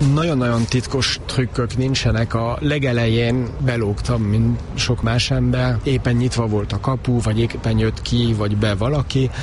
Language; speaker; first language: Hungarian; early bilingual, heritage; Hungarian